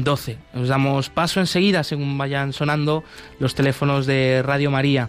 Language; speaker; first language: Spanish; native; Spanish